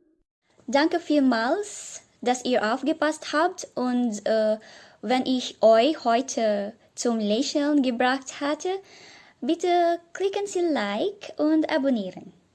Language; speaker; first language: German; non-native, learner; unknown